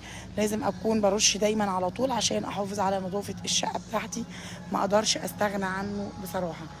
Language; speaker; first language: Arabic; native; Arabic